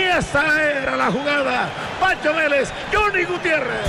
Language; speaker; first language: Spanish; native; Spanish